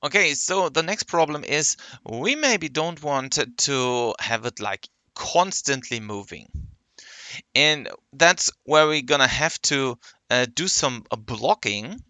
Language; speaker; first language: English; non-native, fluent; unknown